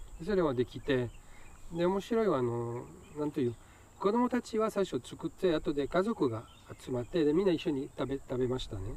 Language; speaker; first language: Japanese; non-native, learner; French